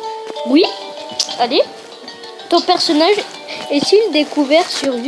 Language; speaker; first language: French; early bilingual, other home language; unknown